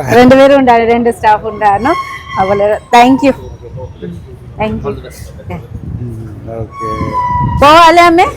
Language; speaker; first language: Malayalam; non-native, learner; Nepali